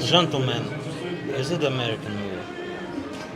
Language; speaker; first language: English; non-native, learner; Russian